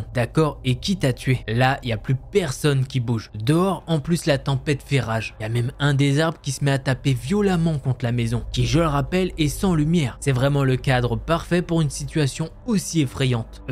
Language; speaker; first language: French; native; French